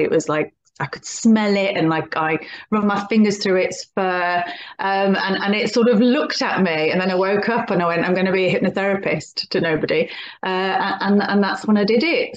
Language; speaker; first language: English; native; English